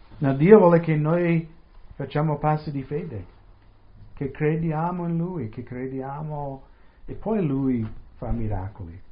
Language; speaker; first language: Italian; non-native, fluent; English